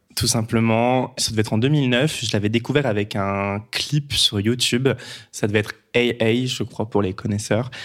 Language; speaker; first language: French; native; French